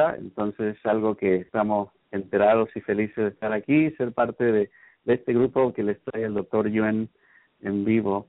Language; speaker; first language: Spanish; native; Spanish